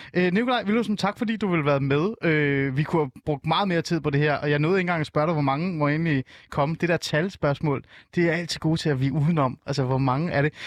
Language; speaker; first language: Danish; early bilingual, other home language; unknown